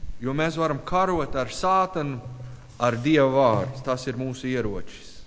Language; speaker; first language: Latvian; non-native, learner; English